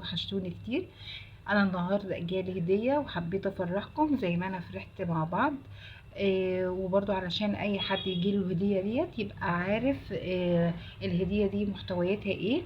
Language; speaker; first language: Arabic; native; Arabic